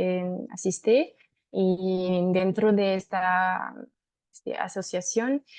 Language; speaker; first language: Spanish; non-native, fluent; French